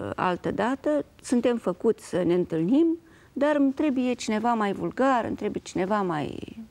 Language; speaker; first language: Romanian; native; Romanian